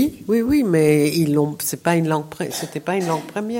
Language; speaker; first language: French; non-native, fluent; Hebrew